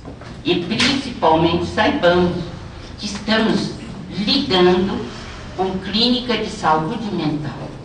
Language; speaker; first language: Portuguese; native; Portuguese